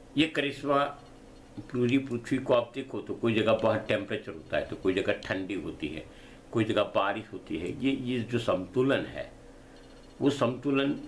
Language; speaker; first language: Hindi; non-native, local second language; Gujarati